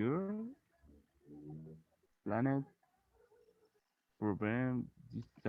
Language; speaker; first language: English; non-native, learner; Spanish